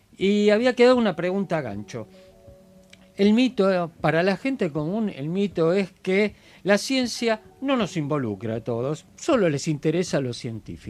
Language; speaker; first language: Spanish; native; Spanish